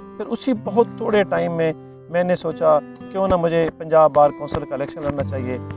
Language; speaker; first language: Urdu; non-native, local second language; Punjabi